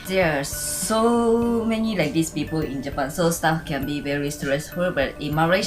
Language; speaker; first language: English; non-native, fluent; Japanese